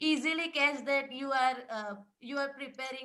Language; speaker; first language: English; non-native, learner; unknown